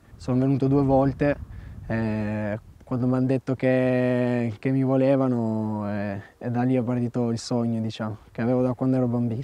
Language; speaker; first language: Italian; early bilingual, other home language; Albanian